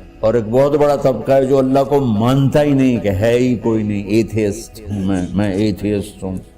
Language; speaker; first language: Urdu; non-native, local second language; Punjabi